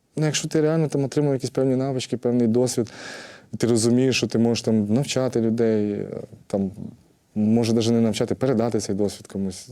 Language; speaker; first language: Ukrainian; native; Ukrainian